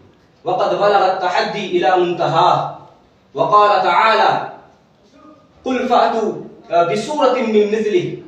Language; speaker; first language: Arabic; non-native, fluent; Urdu